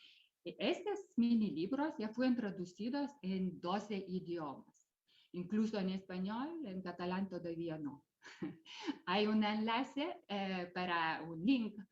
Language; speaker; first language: Spanish; non-native, fluent; Lithuanian